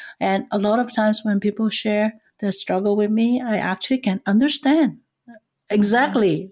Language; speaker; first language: English; non-native, fluent; Cantonese